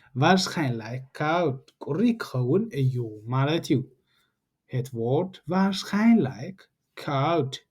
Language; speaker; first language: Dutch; non-native, fluent; Tigrinya